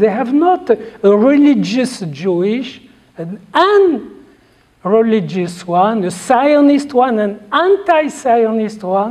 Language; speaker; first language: English; non-native, fluent; Arabic